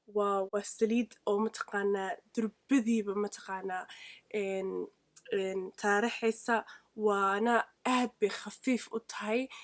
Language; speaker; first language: Somali; early bilingual, heritage; Somali